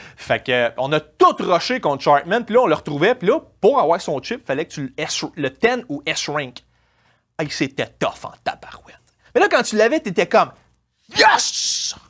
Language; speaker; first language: French; native; French